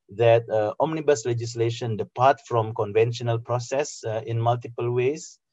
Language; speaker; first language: English; non-native, fluent; Indonesian